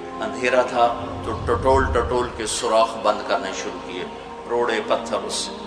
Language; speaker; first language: Urdu; non-native, local second language; Punjabi